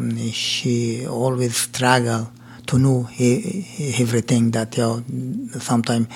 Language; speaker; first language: English; non-native, learner; Persian